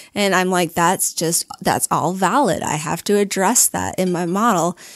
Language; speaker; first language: English; native; English